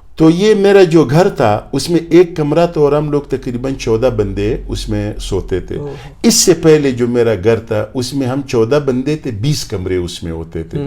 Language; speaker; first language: Urdu; non-native, local second language; Pashto